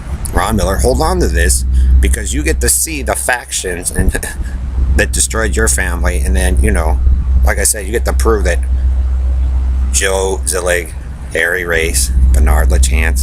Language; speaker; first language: English; native; English